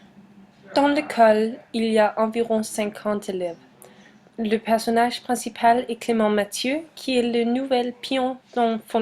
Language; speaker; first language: French; non-native, learner; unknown